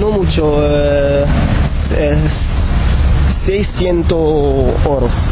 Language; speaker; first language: Spanish; non-native, learner; Arabic